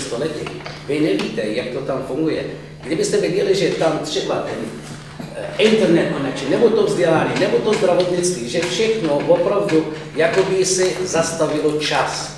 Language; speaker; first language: Czech; non-native, fluent; Arabic